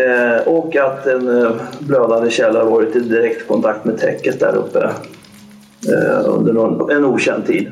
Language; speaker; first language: Swedish; native; Swedish